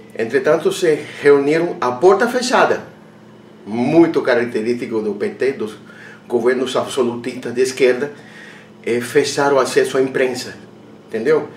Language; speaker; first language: Portuguese; non-native, fluent; Spanish